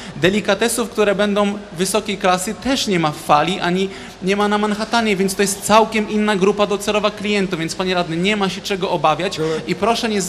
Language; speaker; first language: Polish; native; Polish